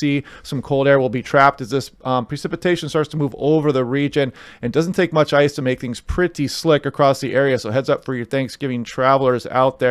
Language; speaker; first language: English; native; English